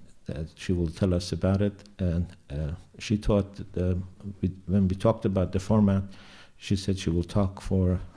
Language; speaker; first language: English; non-native, fluent; Persian